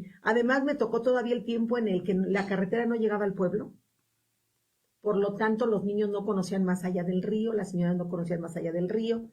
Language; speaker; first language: Spanish; native; Spanish